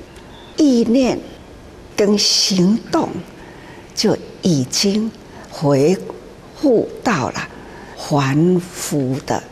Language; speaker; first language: Chinese; non-native, local second language; Min Nan Chinese